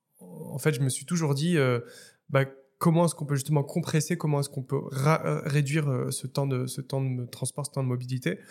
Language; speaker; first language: French; non-native, local second language; Arabic